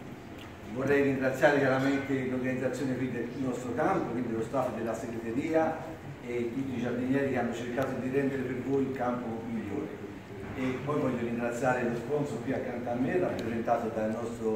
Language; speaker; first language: Italian; native; Italian